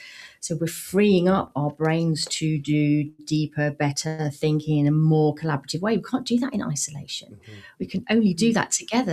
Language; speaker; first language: English; native; English